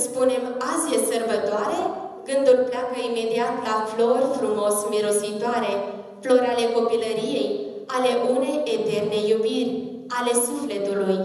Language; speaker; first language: Romanian; native; Romanian